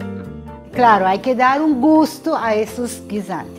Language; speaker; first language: Spanish; non-native, fluent; Portuguese